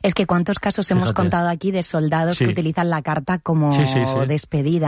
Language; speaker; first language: Spanish; native; Spanish